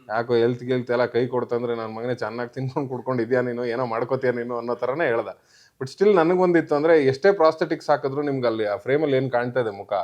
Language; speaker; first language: Kannada; native; Kannada